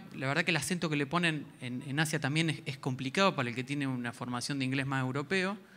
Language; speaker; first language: Spanish; native; Spanish